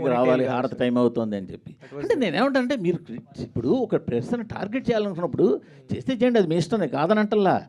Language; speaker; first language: Telugu; native; Telugu